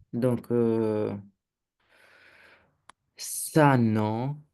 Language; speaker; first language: French; non-native, learner; Romanian